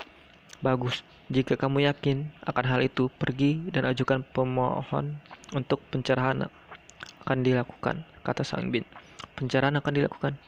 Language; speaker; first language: Indonesian; native; Indonesian